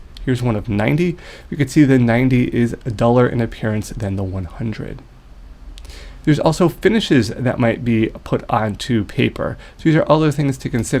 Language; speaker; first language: English; native; English